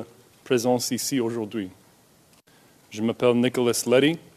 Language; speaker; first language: French; non-native, fluent; English